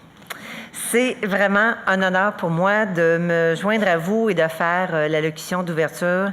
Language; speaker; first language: French; native; French